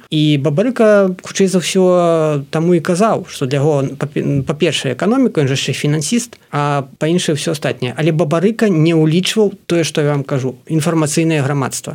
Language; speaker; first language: Belarusian; non-native, local second language; Russian